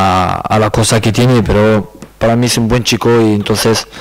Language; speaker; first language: Spanish; non-native, learner; French